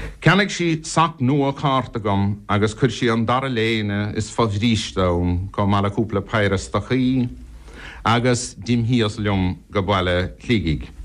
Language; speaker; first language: Irish; non-native, local second language; English